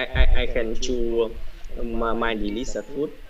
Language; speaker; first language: English; non-native, learner; Vietnamese